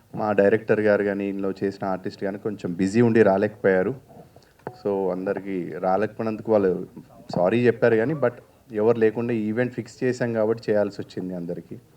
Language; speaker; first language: Telugu; native; Telugu